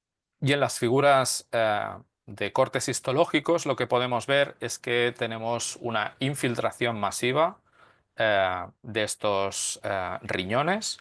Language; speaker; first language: Spanish; native; Spanish